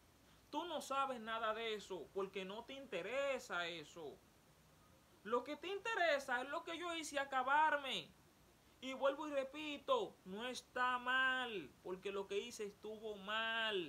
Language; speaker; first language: Spanish; native; Spanish